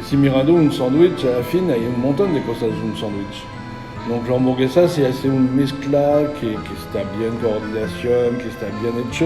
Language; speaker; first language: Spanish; non-native, learner; French